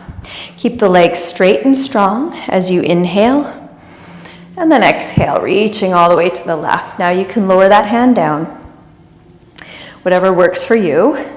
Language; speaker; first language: English; native; English